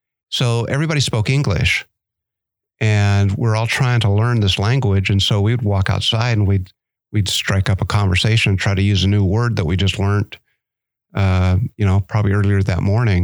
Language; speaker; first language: English; native; English